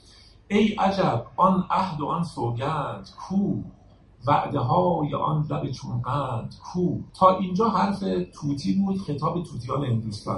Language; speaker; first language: Persian; native; Persian